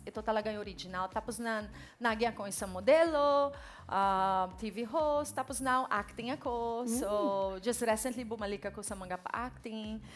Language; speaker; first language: Filipino; non-native, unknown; Portuguese